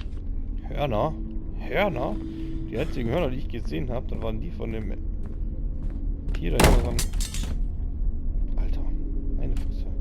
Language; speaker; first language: German; native; German